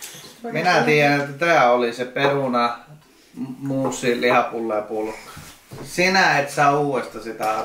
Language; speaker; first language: Finnish; non-native, local second language; Swedish